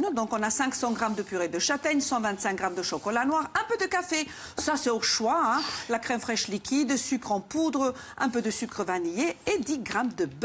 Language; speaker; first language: French; native; French